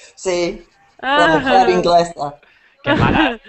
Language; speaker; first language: Spanish; non-native, learner; English